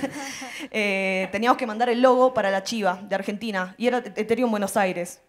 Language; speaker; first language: Spanish; native; Spanish